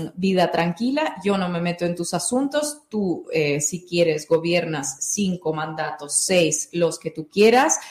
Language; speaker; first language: Spanish; non-native, fluent; Russian